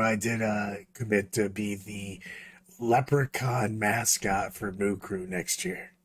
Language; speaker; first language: English; native; English